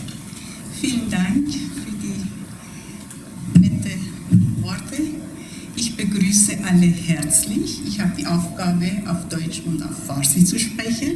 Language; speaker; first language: German; non-native, fluent; Persian